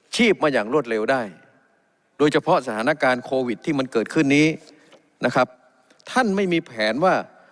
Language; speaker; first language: Thai; native; Thai